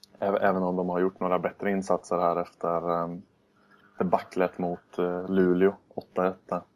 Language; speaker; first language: Swedish; native; Swedish